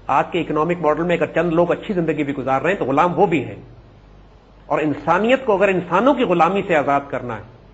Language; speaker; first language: Urdu; native; Urdu